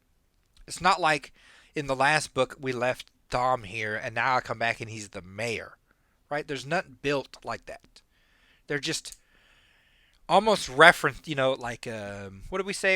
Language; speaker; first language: English; native; English